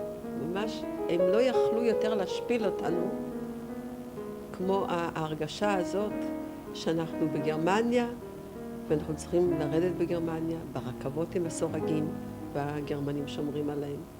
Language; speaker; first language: Hebrew; non-native, fluent; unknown